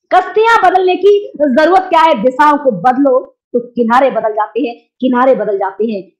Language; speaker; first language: Hindi; native; Hindi